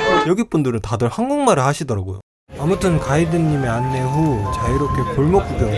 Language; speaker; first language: Korean; native; Korean